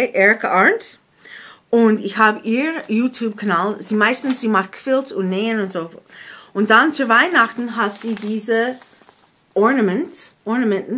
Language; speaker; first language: German; non-native, fluent; English